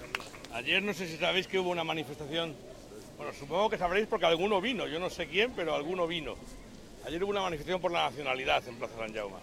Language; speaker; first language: Spanish; native; Spanish